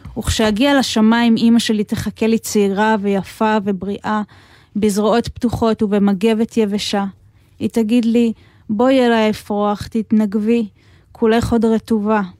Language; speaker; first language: Hebrew; native; Hebrew